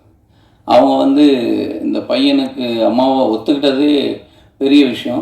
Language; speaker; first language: Tamil; native; Tamil